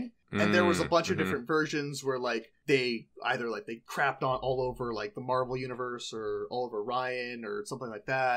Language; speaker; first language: English; native; English